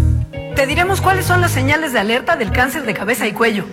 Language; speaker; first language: Spanish; native; Spanish